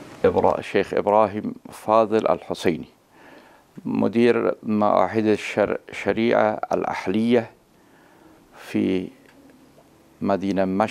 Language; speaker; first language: Arabic; non-native, learner; Persian